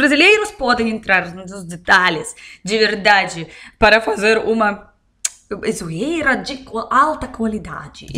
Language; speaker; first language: Portuguese; non-native, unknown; Russian